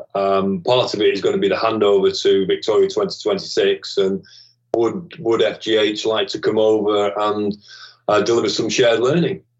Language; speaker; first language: English; native; English